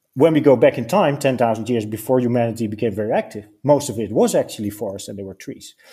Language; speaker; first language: English; non-native, fluent; Dutch